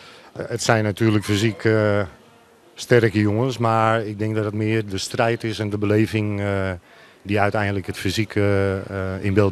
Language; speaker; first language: Dutch; native; Dutch